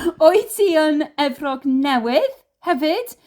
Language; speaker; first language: Welsh; non-native, learner; English